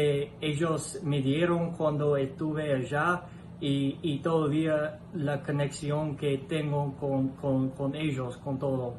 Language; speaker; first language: Spanish; non-native, learner; English